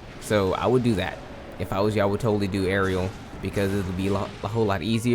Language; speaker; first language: English; native; English